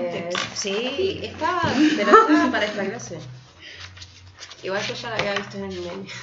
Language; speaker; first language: Spanish; native; Spanish